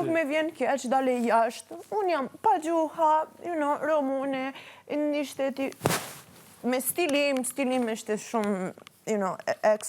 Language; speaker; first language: Albanian; non-native, learner; Romanian